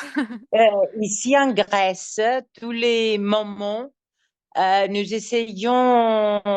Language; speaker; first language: French; non-native, learner; Greek